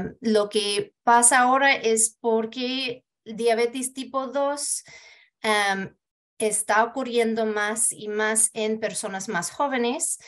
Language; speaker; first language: Spanish; early bilingual, heritage; Spanish